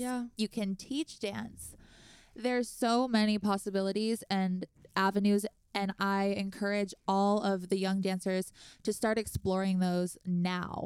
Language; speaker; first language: English; native; English